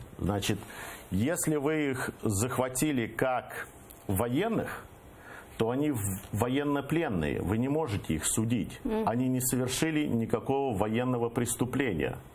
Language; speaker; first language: Russian; early bilingual, heritage; Russian